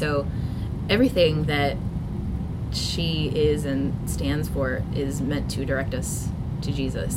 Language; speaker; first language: English; native; English